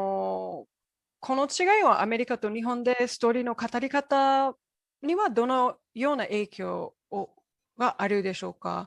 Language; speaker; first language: Japanese; non-native, fluent; English